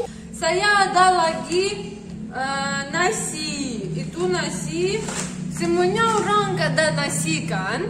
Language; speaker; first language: Indonesian; non-native, learner; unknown